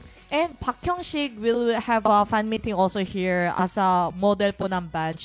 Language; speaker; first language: English; non-native, fluent; Korean